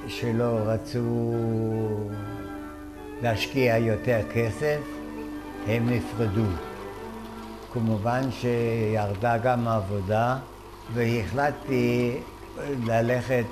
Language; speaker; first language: Hebrew; non-native, fluent; German